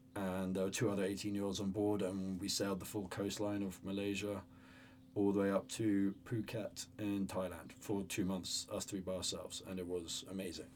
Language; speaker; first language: English; native; English